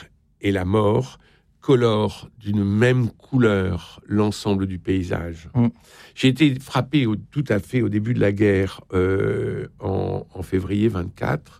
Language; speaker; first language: French; native; French